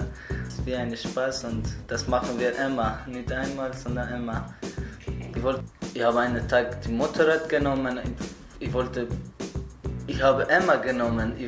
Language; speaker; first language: German; non-native, learner; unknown